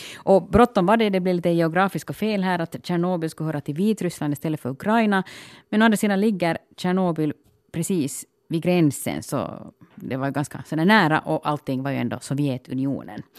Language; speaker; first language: Swedish; native; Swedish